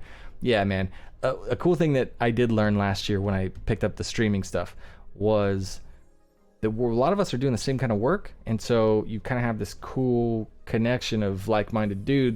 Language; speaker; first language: English; native; English